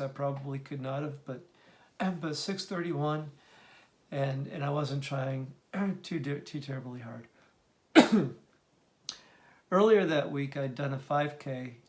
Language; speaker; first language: English; native; English